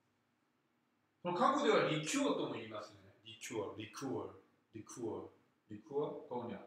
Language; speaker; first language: Japanese; non-native, fluent; Korean